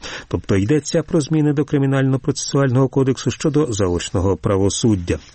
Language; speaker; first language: Ukrainian; native; Ukrainian